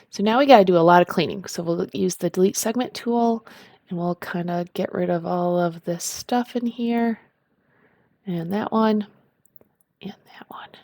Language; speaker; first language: English; native; English